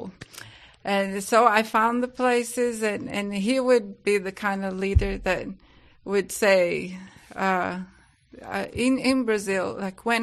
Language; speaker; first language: English; non-native, fluent; Portuguese